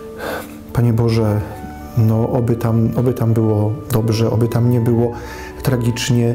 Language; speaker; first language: Polish; native; Polish